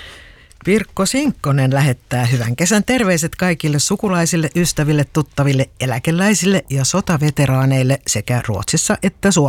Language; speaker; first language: Finnish; native; Finnish